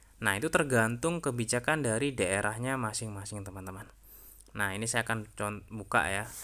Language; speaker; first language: Indonesian; native; Indonesian